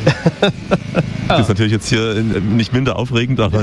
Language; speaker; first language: German; native; German